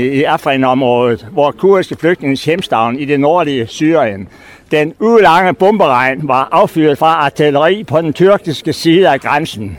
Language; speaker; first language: Danish; native; Danish